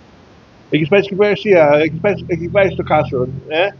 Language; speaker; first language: Greek; early bilingual, heritage; Greek